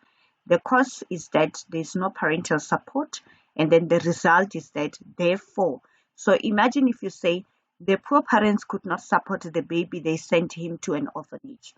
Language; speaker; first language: English; non-native, local second language; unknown